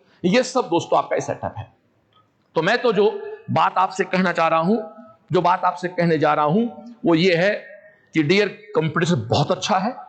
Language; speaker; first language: Hindi; native; Hindi